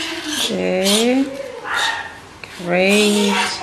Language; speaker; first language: English; non-native, fluent; Russian